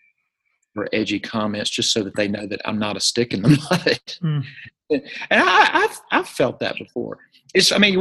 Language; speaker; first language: English; native; English